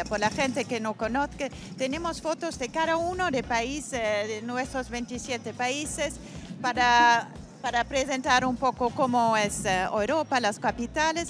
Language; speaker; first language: Spanish; non-native, fluent; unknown